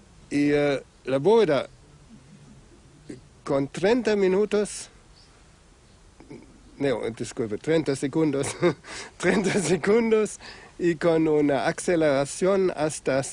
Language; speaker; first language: Spanish; non-native, fluent; German